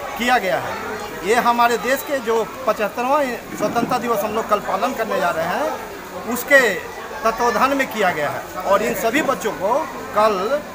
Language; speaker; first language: Hindi; native; Hindi